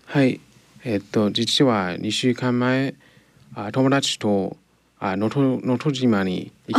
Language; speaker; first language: Japanese; non-native, learner; English